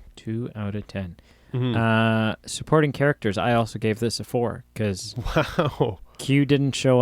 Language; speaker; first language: English; native; English